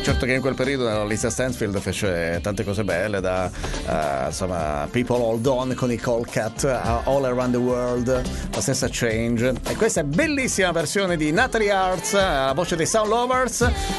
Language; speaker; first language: Italian; native; Italian